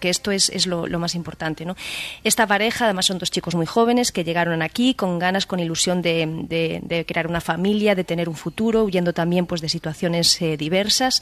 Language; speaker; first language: Spanish; native; Spanish